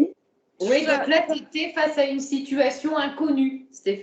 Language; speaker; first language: French; native; French